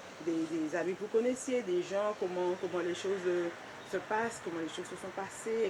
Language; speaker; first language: French; native; French